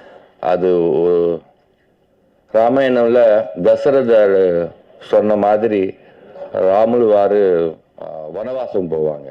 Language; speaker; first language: Tamil; non-native, learner; Telugu